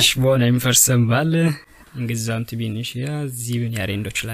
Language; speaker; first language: German; non-native, learner; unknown